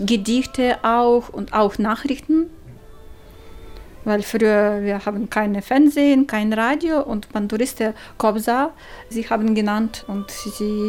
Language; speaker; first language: German; non-native, learner; Ukrainian